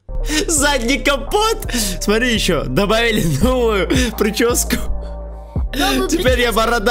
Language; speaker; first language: Russian; native; Russian